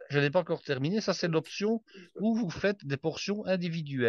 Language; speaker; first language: French; native; French